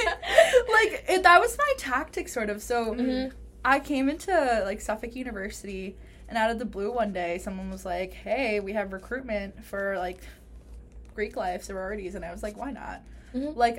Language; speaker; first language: English; early bilingual, other home language; Spanish